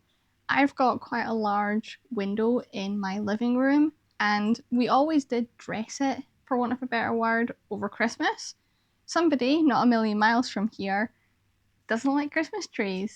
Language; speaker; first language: English; native; English